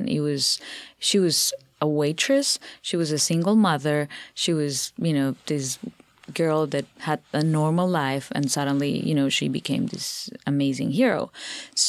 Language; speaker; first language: English; non-native, fluent; Spanish